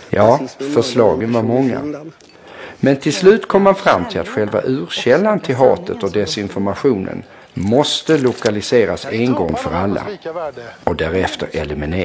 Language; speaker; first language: Swedish; native; Swedish